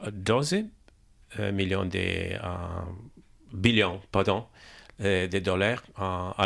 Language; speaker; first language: French; non-native, learner; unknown